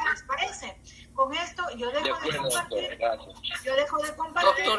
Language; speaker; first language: Spanish; native; Spanish